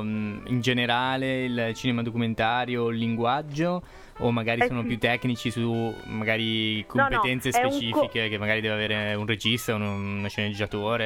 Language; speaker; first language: Italian; native; Italian